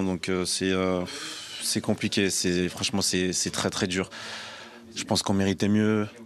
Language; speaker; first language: French; native; French